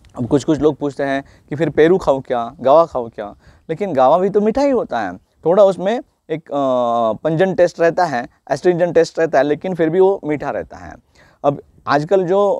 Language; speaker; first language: Hindi; non-native, local second language; Marathi